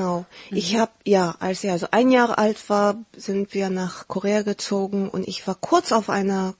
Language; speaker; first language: German; early bilingual, heritage; Korean